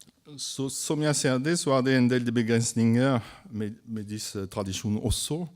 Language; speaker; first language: Norwegian; non-native, fluent; French